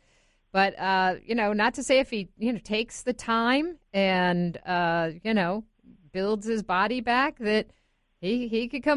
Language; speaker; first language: English; native; English